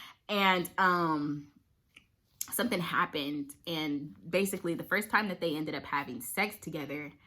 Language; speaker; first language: English; native; English